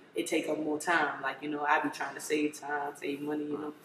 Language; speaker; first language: English; native; English